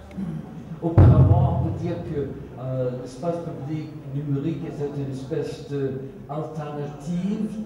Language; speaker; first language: French; non-native, fluent; Swedish